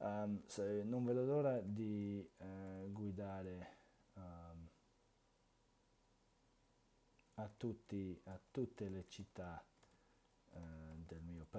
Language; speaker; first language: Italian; non-native, fluent; English